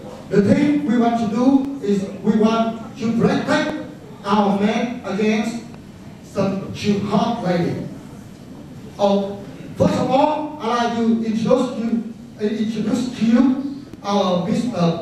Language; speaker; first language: English; non-native, fluent; Vietnamese